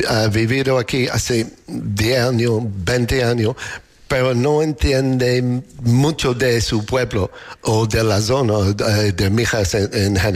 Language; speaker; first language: Spanish; non-native, fluent; English